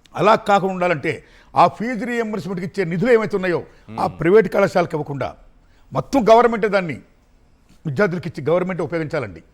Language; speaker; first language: Telugu; native; Telugu